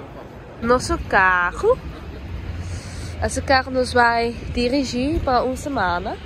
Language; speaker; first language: Portuguese; non-native, learner; Dutch